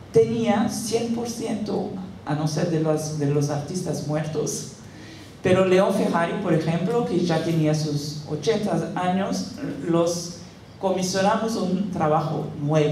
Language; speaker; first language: Spanish; non-native, fluent; Portuguese